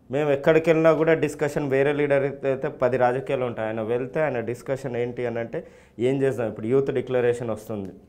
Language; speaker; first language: Telugu; native; Telugu